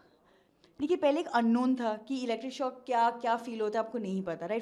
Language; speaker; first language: Hindi; native; Hindi